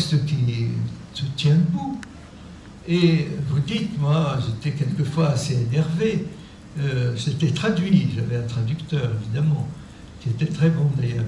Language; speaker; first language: French; native; French